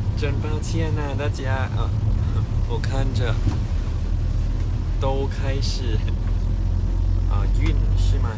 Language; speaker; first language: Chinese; non-native, learner; Thai